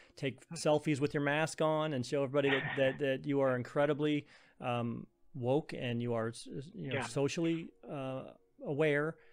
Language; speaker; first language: English; native; English